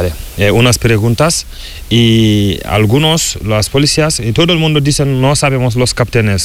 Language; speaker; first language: Spanish; non-native, learner; Fula